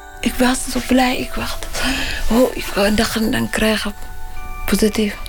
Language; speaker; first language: Dutch; non-native, learner; Tigrinya